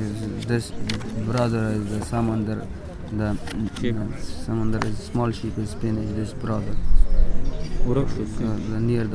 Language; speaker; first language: English; non-native, learner; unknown